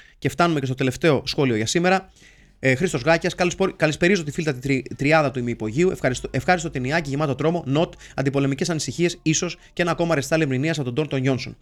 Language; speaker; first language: Greek; native; Greek